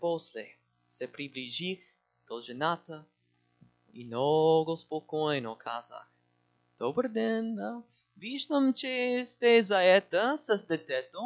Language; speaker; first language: Bulgarian; non-native, learner; English